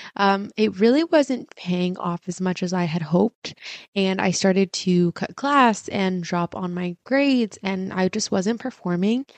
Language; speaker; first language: English; early bilingual, other home language; Spanish